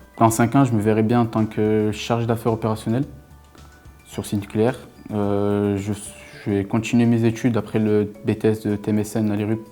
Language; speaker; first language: French; native; French